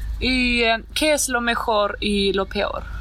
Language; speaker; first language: Spanish; non-native, learner; Swedish